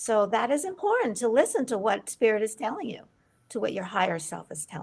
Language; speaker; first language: English; native; English